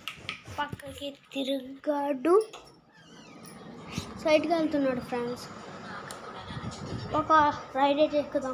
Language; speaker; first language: Telugu; native; Telugu